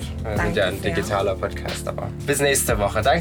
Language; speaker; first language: German; native; German